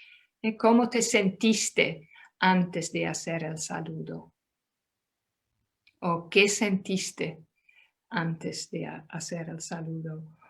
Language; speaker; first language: Spanish; non-native, fluent; Dutch